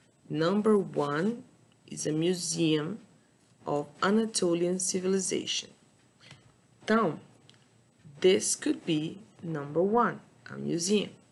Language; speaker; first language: English; non-native, fluent; Portuguese